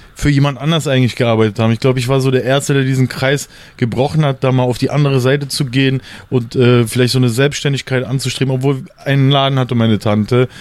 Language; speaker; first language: German; native; German